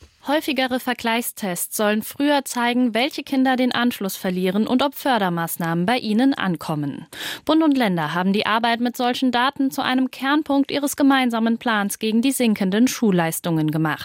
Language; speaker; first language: German; native; German